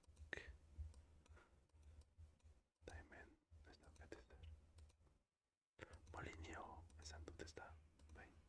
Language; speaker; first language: Basque; non-native, learner; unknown